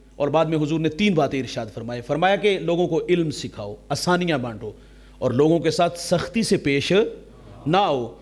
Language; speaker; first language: Urdu; non-native, local second language; Punjabi